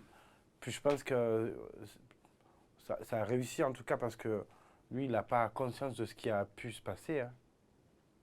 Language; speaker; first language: French; native; French